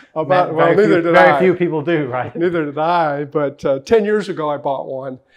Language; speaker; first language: English; native; English